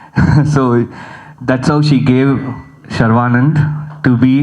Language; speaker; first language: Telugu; early bilingual, heritage; Telugu